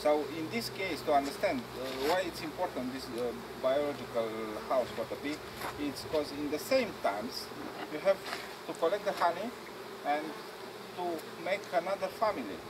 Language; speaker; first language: English; non-native, learner; Romanian